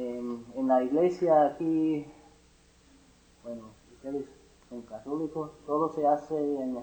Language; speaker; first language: Spanish; non-native, fluent; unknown